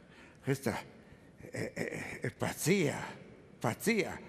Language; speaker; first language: Spanish; non-native, learner; Italian